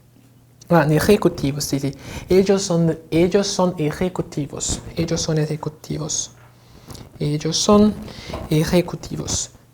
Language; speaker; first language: Spanish; non-native, fluent; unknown